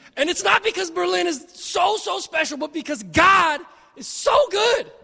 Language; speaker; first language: English; native; English